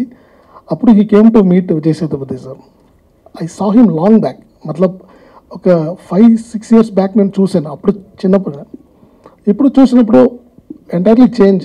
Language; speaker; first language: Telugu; non-native, fluent; Tamil